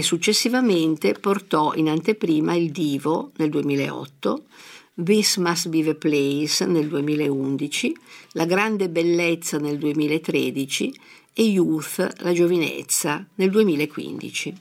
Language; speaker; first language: Italian; native; Italian